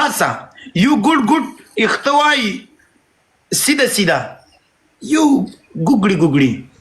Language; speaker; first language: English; non-native, learner; Pashto